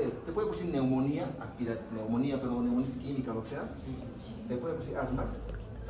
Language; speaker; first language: Spanish; native; Spanish